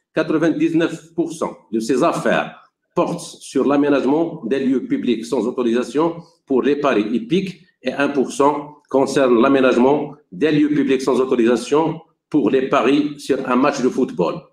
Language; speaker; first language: French; non-native, local second language; Arabic